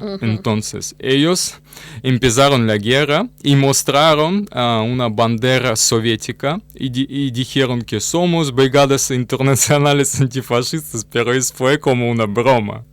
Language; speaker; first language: Spanish; non-native, learner; Russian